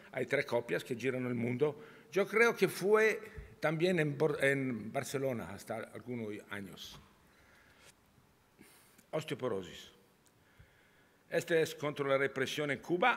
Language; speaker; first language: Spanish; non-native, learner; Italian